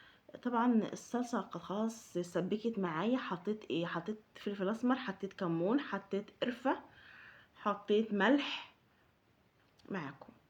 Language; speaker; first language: Arabic; native; Arabic